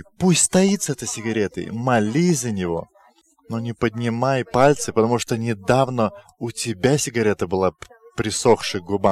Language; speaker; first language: Russian; non-native, fluent; Lithuanian